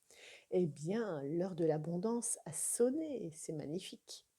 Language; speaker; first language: French; native; French